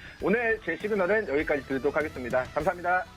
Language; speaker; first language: Korean; native; Korean